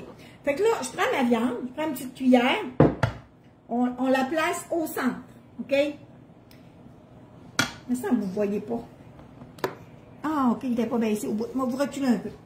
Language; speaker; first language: French; native; French